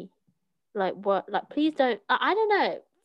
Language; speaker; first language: English; early bilingual, other home language; Cantonese